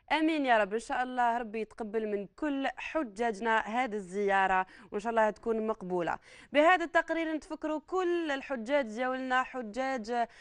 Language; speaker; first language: Arabic; native; Arabic